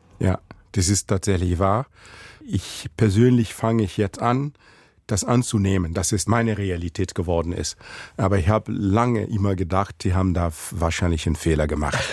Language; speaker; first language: German; non-native, fluent; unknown